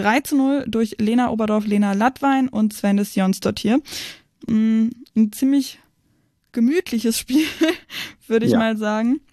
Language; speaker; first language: German; native; German